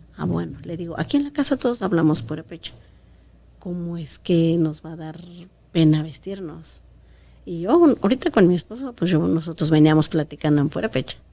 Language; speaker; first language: Spanish; non-native, local second language; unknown